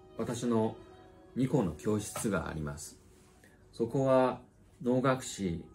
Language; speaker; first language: Japanese; non-native, fluent; Chinese